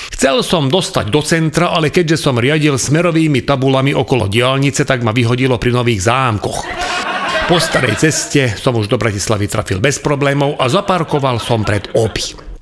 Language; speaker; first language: Slovak; non-native, local second language; Hungarian